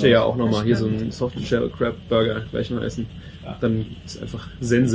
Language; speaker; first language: German; native; German